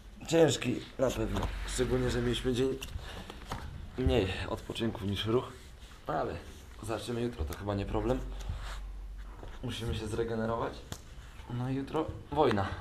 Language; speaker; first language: Polish; native; Polish